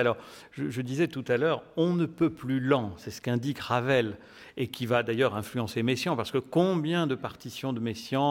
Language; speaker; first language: French; native; French